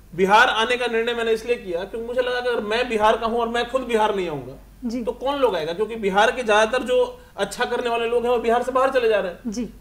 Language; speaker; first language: Hindi; native; Hindi